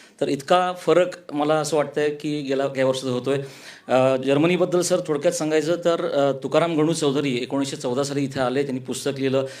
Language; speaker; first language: Marathi; native; Marathi